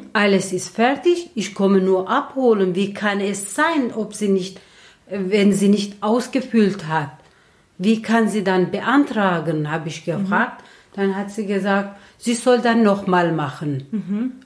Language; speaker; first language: German; non-native, fluent; Turkish